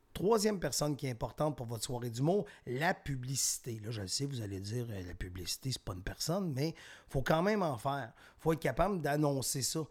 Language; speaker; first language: French; native; French